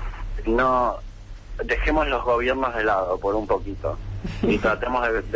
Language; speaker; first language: Spanish; native; Spanish